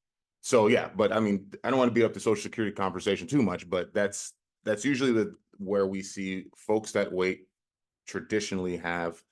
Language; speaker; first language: English; native; English